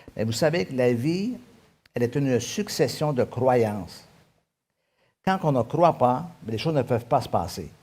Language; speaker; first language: French; native; French